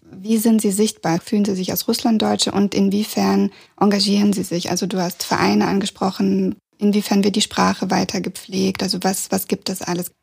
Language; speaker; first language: German; early bilingual, other home language; Russian